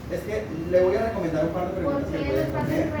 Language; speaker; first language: Spanish; native; Spanish